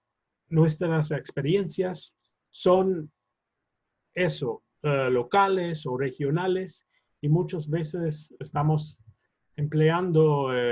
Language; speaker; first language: Spanish; non-native, fluent; English